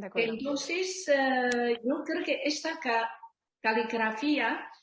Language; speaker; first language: Spanish; non-native, learner; Chinese